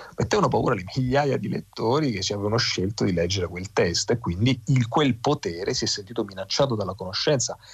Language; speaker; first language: Italian; native; Italian